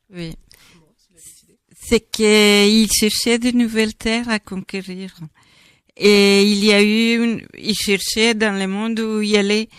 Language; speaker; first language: French; non-native, fluent; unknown